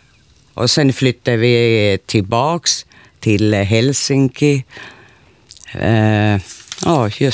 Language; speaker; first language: Swedish; non-native, local second language; Finnish